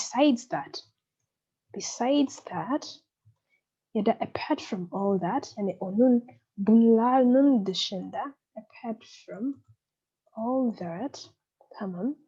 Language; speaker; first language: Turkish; non-native, fluent; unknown